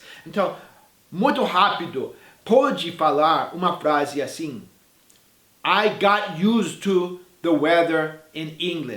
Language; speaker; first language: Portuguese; non-native, fluent; English